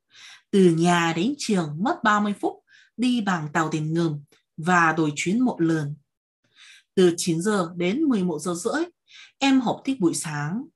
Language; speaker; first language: Vietnamese; non-native, fluent; Korean